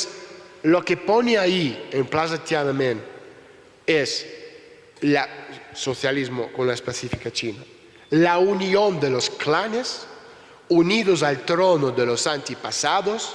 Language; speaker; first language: Spanish; non-native, fluent; Russian